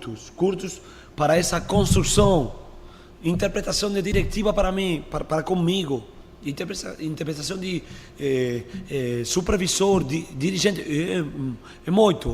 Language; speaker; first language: Portuguese; non-native, fluent; Spanish